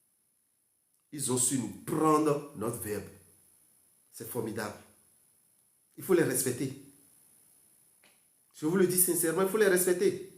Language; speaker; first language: French; non-native, local second language; Fon